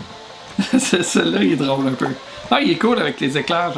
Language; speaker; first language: French; native; French